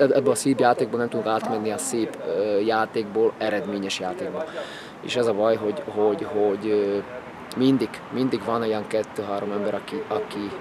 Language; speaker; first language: Hungarian; non-native, fluent; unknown